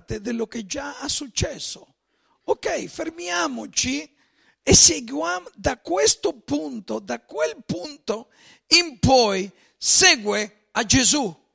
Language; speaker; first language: Italian; non-native, fluent; Spanish